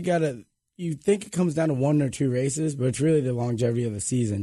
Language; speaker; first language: English; native; English